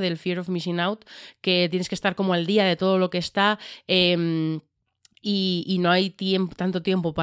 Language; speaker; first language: Spanish; native; Spanish